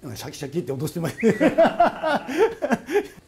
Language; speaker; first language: Japanese; native; Japanese